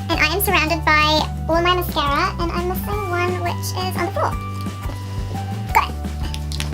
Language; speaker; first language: English; non-native, local second language; Sinhala